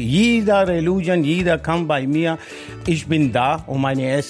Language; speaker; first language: German; non-native, learner; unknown